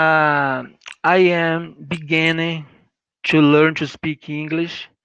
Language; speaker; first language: English; non-native, learner; Portuguese